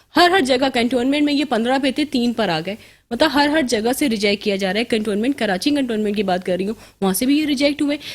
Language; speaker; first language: Urdu; native; Urdu